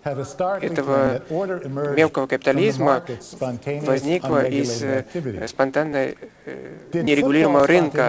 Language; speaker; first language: Russian; native; Russian